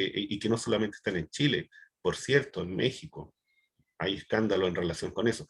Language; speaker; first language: Spanish; native; Spanish